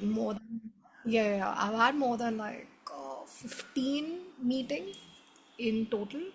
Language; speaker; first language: English; non-native, local second language; Hindi